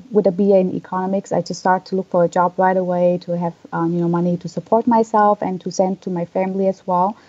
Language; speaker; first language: English; non-native, fluent; Vietnamese